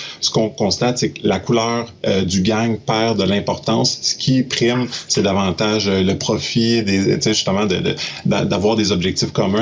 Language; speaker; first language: French; native; French